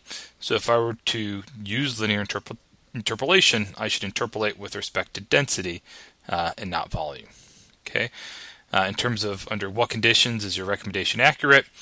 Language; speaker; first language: English; native; English